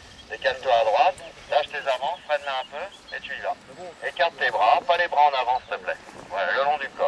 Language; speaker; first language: French; native; French